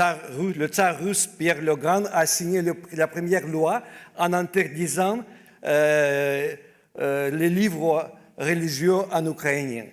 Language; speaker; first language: French; non-native, fluent; Ukrainian